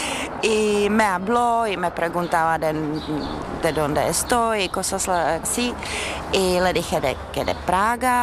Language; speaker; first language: Spanish; non-native, learner; Czech